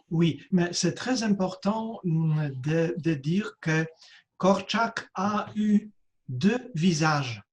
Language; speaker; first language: French; non-native, fluent; Polish